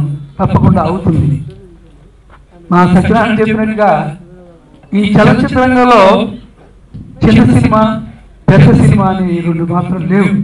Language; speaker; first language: Telugu; native; Telugu